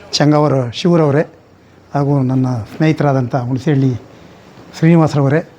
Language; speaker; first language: Kannada; native; Kannada